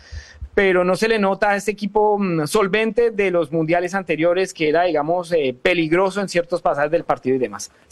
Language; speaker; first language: Spanish; native; Spanish